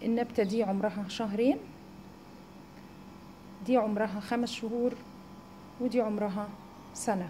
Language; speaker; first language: Arabic; native; Arabic